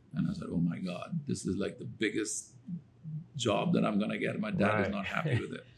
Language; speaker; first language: English; non-native, local second language; Hindi